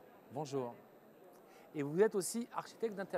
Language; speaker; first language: French; non-native, local second language; Arabic